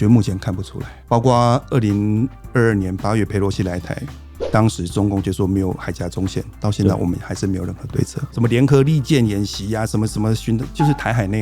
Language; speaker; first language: Chinese; native; Chinese